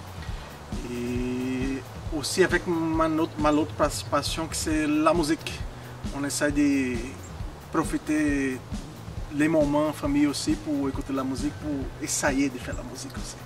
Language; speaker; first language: French; non-native, fluent; Portuguese